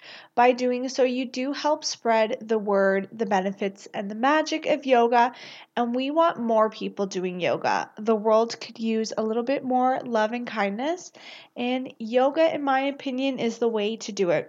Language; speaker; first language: English; native; English